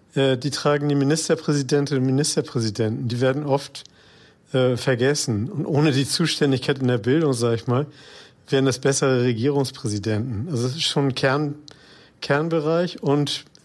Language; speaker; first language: German; native; German